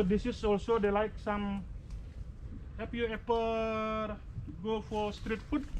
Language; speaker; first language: English; non-native, learner; Indonesian